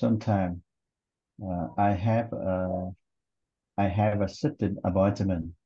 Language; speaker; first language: English; non-native, learner; Vietnamese